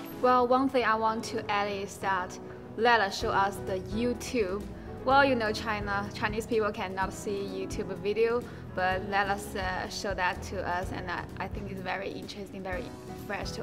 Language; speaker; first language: English; non-native, fluent; Chinese